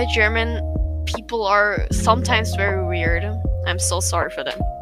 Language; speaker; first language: English; non-native, learner; German